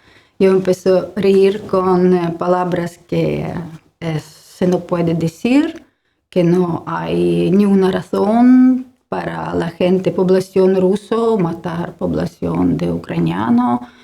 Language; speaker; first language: Spanish; non-native, learner; Ukrainian